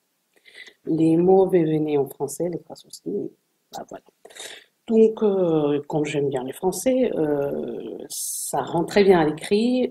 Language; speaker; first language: French; non-native, fluent; Spanish